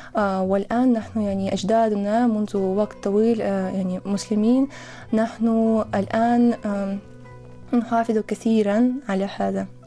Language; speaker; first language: Arabic; non-native, fluent; Tatar